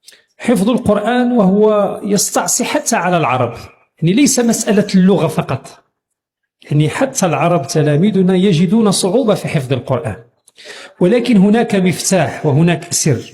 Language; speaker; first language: Arabic; native; Arabic